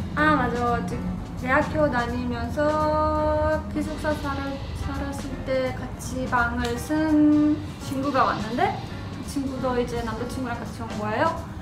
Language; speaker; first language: Korean; non-native, fluent; Romanian